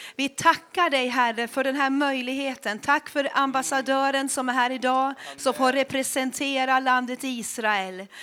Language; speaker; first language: Swedish; native; Swedish